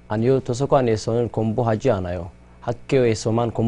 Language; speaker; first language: Korean; non-native, learner; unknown